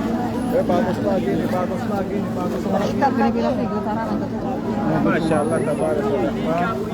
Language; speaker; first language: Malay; non-native, learner; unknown